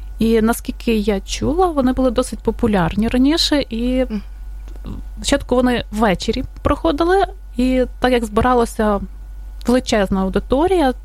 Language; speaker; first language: Ukrainian; native; Ukrainian